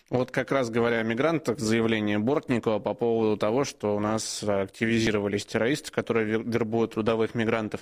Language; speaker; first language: Russian; native; Russian